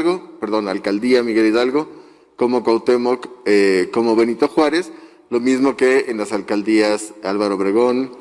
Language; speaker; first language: Spanish; native; Spanish